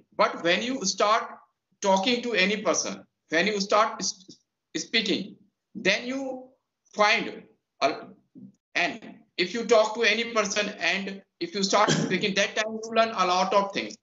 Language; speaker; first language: English; non-native, local second language; Hindi